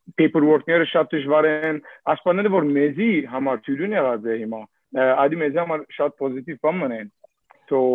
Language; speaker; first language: Armenian; early bilingual, heritage; Armenian